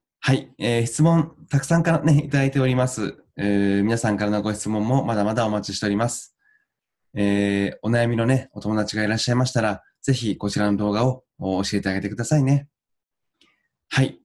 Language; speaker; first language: Japanese; native; Japanese